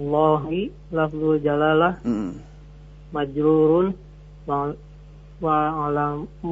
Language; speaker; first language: Arabic; non-native, learner; Indonesian